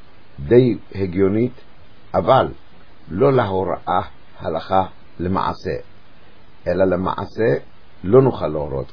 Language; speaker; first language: Hebrew; native; Hebrew